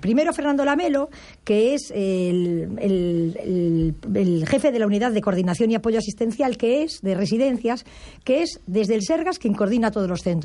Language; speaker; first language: Spanish; native; Spanish